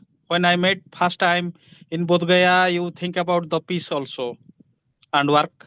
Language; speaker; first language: English; non-native, fluent; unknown